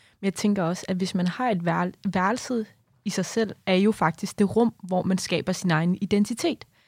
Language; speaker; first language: Danish; early bilingual, other home language; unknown